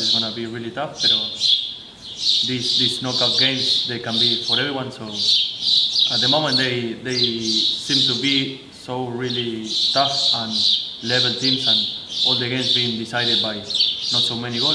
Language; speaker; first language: English; non-native, fluent; Spanish